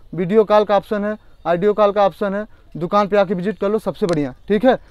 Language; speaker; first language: Hindi; native; Hindi